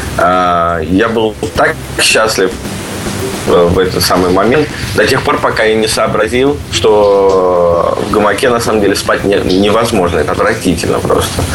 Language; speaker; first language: Russian; native; Russian